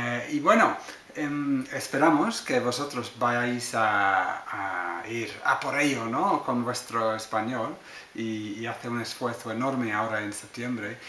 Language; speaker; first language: Spanish; non-native, fluent; English